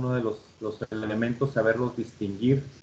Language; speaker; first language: Spanish; native; Spanish